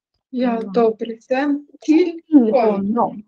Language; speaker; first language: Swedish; non-native, learner; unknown